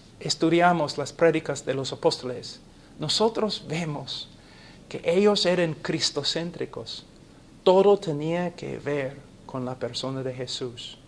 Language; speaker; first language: Spanish; non-native, fluent; English